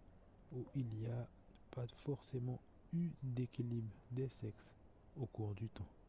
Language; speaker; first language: French; native; French